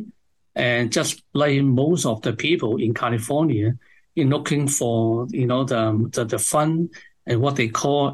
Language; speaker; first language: English; non-native, local second language; Cantonese